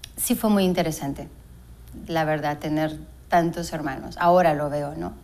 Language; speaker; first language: Spanish; native; Spanish